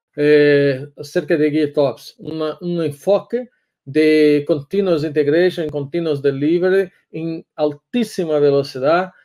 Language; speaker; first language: Spanish; non-native, learner; Portuguese